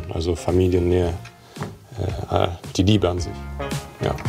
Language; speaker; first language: German; non-native, fluent; Polish